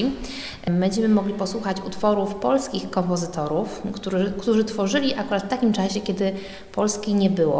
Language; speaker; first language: Polish; native; Polish